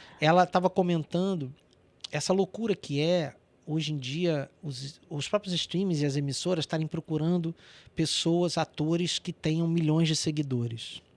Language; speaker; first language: Portuguese; native; Portuguese